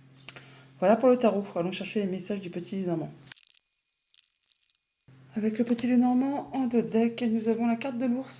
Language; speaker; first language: French; native; French